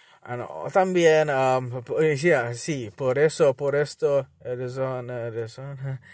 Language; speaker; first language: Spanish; non-native, learner; Bangla